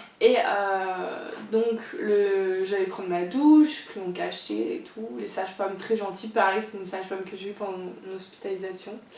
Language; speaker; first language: French; native; French